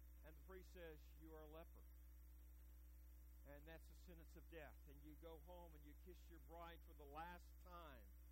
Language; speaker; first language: English; native; English